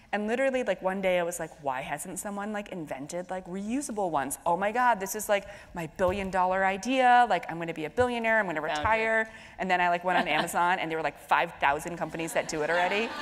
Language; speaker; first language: English; native; English